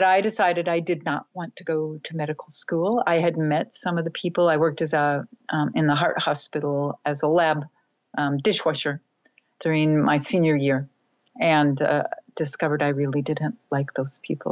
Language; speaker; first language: English; native; English